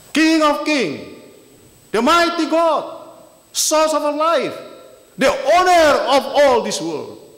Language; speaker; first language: English; non-native, fluent; Indonesian